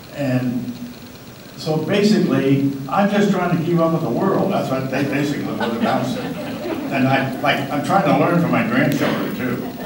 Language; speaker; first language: English; native; English